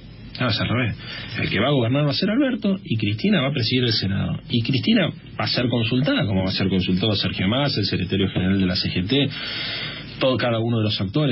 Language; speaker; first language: Spanish; native; Spanish